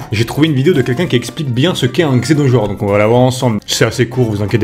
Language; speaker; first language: French; native; French